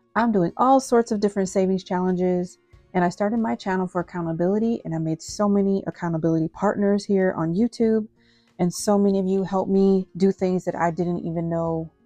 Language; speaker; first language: English; native; English